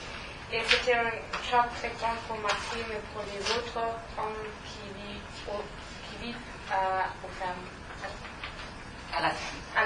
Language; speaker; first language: French; non-native, learner; German